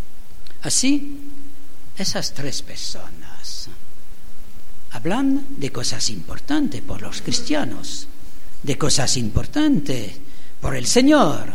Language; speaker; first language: Spanish; non-native, learner; German